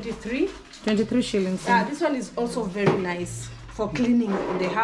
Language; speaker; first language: English; non-native, local second language; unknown